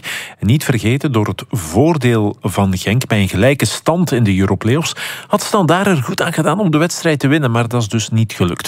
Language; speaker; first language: Dutch; native; Dutch